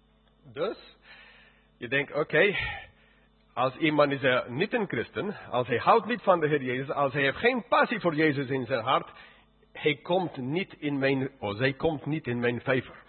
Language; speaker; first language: Dutch; non-native, fluent; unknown